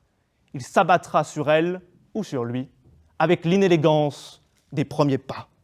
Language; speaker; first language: French; native; French